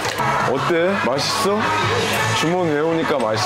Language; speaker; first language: Korean; native; Korean